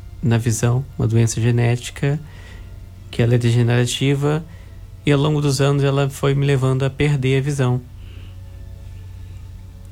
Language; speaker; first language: Portuguese; native; Portuguese